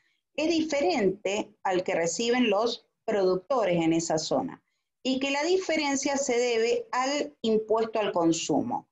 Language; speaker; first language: Spanish; native; Spanish